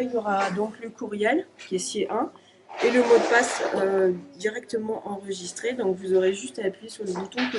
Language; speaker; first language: French; native; French